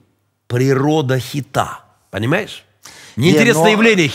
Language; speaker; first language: Russian; native; Russian